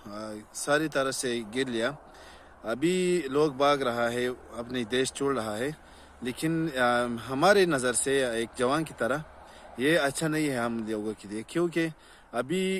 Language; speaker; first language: Hindi; non-native, learner; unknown